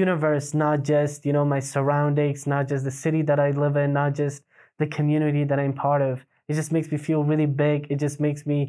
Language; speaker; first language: English; non-native, fluent; Pashto